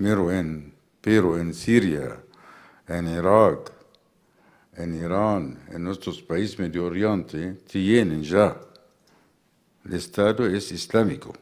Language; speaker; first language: Spanish; non-native, fluent; Arabic